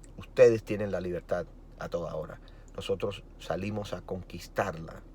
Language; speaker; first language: Spanish; native; Spanish